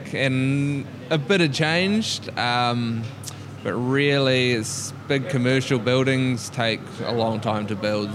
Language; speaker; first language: English; native; English